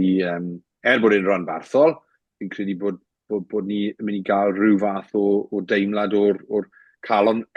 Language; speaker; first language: Welsh; native; Welsh